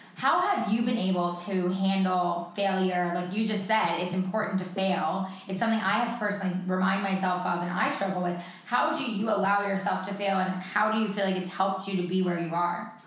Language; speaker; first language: English; native; English